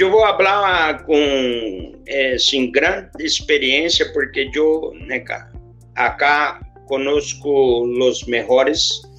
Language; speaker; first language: Spanish; non-native, learner; Portuguese